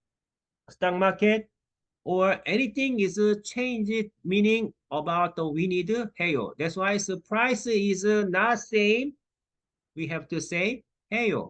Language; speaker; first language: English; non-native, learner; Korean